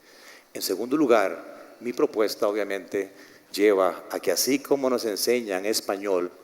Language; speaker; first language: Spanish; native; Spanish